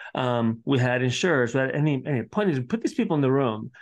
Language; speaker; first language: English; early bilingual, other home language; Italian